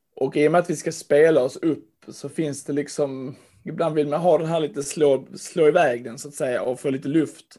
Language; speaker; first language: Swedish; native; Swedish